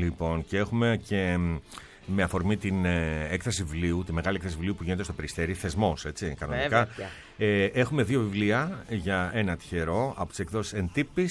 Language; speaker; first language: Greek; native; Greek